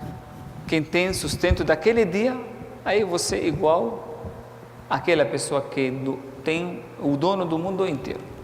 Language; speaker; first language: Portuguese; non-native, fluent; Arabic